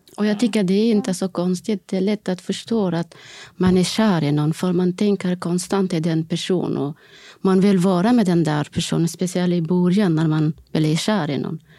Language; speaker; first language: Swedish; non-native, fluent; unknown